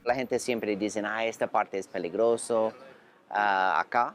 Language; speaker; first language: Spanish; non-native, learner; English